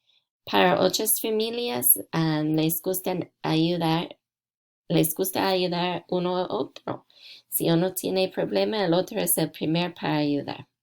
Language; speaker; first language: Spanish; non-native, fluent; English